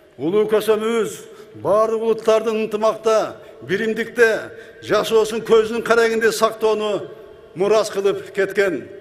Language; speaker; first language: Kyrgyz; native; Kyrgyz